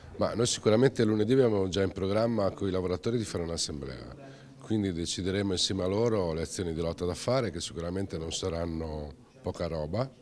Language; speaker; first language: Italian; native; Italian